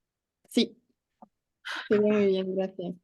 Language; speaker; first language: Spanish; non-native, fluent; French